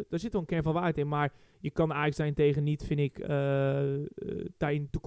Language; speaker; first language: Dutch; native; Dutch